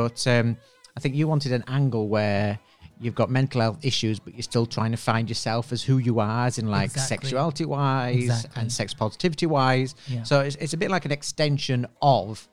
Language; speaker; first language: English; native; English